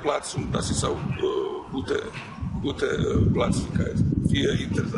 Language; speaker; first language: German; non-native, fluent; Croatian